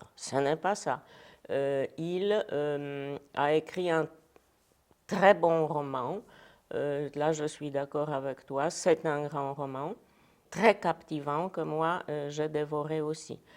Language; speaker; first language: French; non-native, fluent; Polish